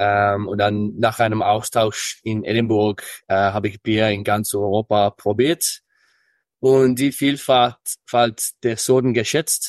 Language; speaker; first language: German; early bilingual, heritage; English